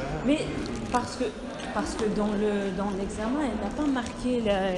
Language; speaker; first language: French; non-native, learner; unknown